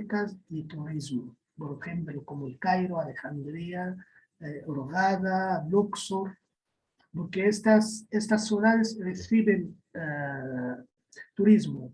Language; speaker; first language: Spanish; non-native, fluent; Arabic